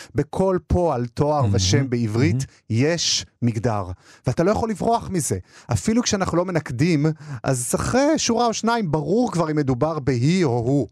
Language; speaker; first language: Hebrew; native; Hebrew